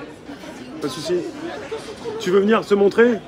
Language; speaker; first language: French; native; French